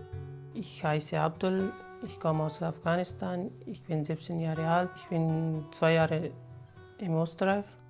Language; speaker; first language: German; non-native, learner; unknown